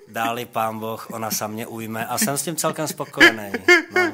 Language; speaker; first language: Czech; native; Czech